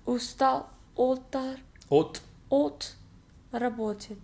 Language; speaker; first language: Russian; non-native, learner; English